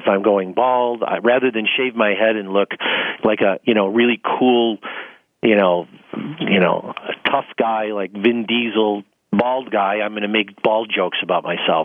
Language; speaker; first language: English; native; English